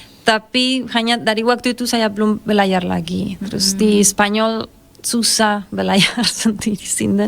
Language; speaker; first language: Indonesian; non-native, fluent; Spanish